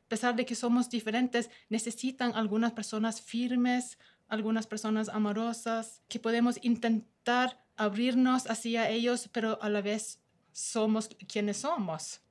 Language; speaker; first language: Spanish; non-native, fluent; Norwegian